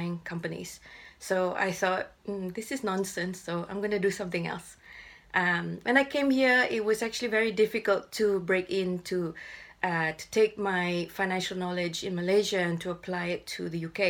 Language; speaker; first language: English; non-native, local second language; Malay